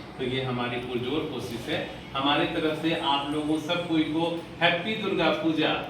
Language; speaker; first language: Hindi; non-native, local second language; Bangla